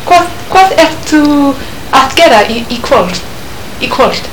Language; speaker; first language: Icelandic; non-native, learner; English